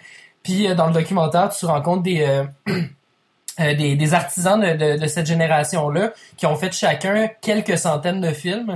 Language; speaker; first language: French; native; French